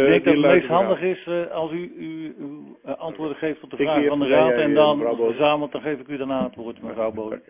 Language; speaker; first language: Dutch; native; Dutch